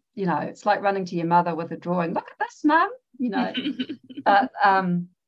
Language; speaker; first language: English; native; English